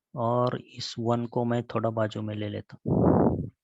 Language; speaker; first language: Hindi; non-native, local second language; Marathi